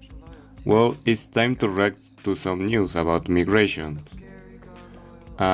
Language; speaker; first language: English; non-native, learner; Spanish